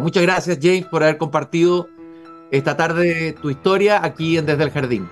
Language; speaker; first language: Spanish; native; Spanish